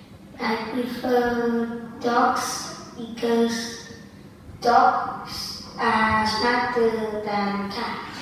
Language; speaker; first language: English; non-native, learner; Vietnamese